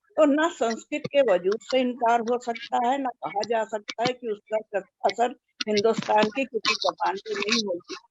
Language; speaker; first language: Urdu; native; Urdu